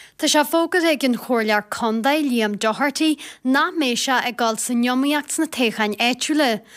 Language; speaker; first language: Irish; native; Irish